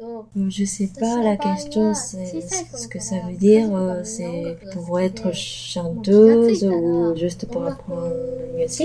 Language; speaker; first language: French; non-native, fluent; Japanese